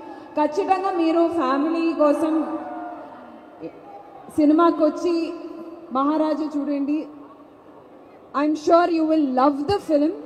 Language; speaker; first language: Telugu; non-native, fluent; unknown